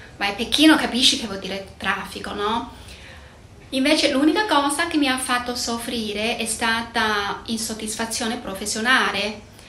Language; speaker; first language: Italian; non-native, fluent; Chinese